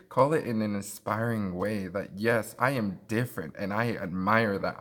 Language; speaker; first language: English; early bilingual, other home language; Spanish